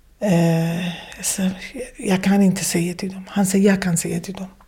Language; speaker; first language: Swedish; non-native, fluent; Kurdish